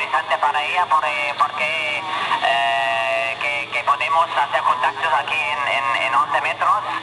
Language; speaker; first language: Spanish; non-native, learner; German